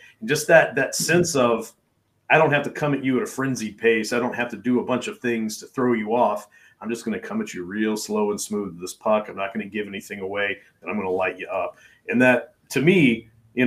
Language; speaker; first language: English; native; English